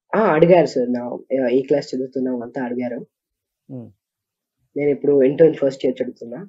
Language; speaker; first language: Telugu; non-native, learner; Kannada